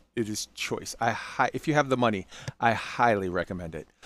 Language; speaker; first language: English; native; English